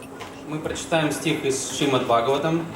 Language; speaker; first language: Russian; native; Russian